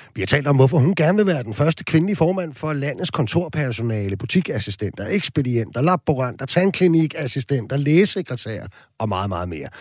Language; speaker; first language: Danish; native; Danish